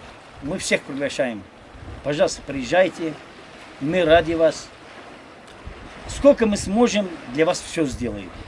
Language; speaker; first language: Russian; non-native, local second language; Tajik